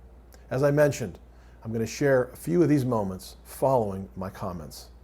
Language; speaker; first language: English; native; English